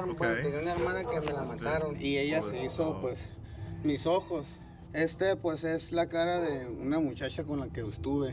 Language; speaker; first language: Spanish; native; Spanish